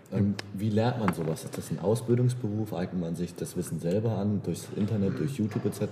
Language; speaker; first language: German; native; German